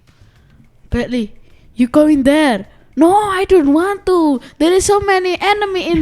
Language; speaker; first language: English; non-native, learner; Indonesian